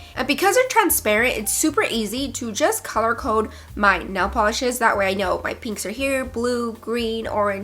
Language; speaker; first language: English; native; English